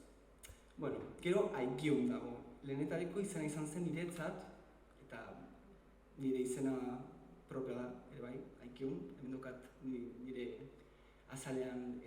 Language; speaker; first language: Basque; early bilingual, other home language; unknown